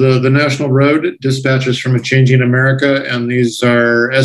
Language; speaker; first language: English; native; English